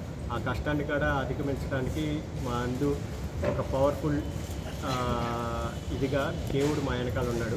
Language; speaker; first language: Telugu; native; Telugu